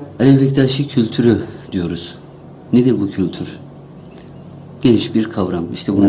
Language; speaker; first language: Turkish; native; Turkish